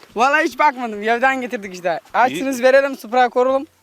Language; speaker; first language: Turkish; non-native, learner; Persian